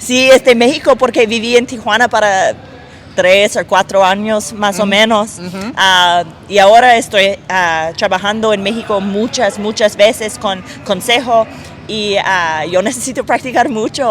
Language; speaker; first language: Spanish; non-native, learner; English